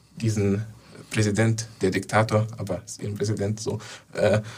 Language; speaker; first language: German; non-native, fluent; Arabic